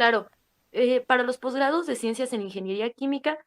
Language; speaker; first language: Spanish; native; Spanish